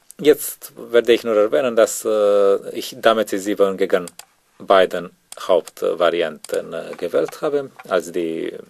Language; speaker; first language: German; non-native, learner; Romanian